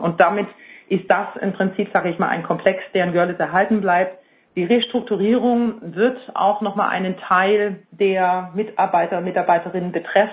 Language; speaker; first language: German; native; German